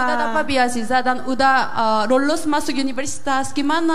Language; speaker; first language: Indonesian; non-native, fluent; Korean